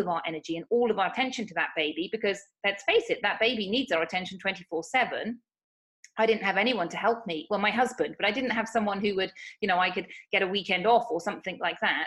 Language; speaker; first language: English; native; English